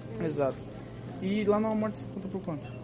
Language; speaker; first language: Portuguese; native; Portuguese